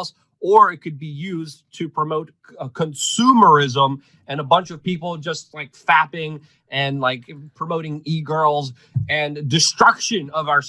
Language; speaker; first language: English; non-native, fluent; Polish